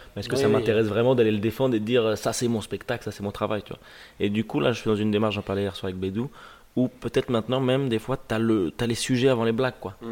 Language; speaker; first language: French; native; French